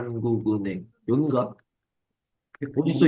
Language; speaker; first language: Korean; native; Korean